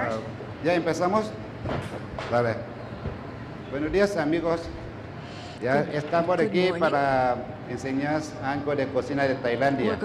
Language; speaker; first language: Spanish; non-native, learner; Thai